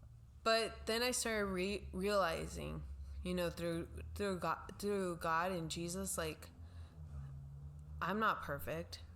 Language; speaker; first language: English; non-native, local second language; Spanish